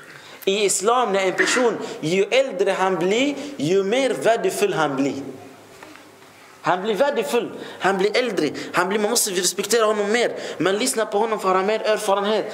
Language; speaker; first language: Swedish; non-native, fluent; Arabic